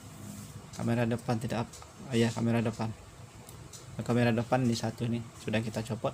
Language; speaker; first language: Indonesian; native; Indonesian